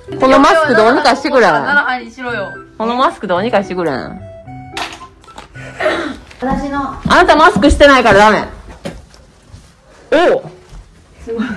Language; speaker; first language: Japanese; native; Japanese